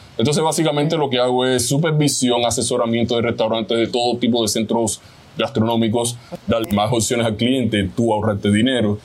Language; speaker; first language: Spanish; native; Spanish